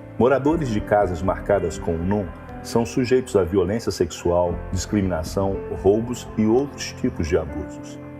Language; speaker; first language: Portuguese; native; Portuguese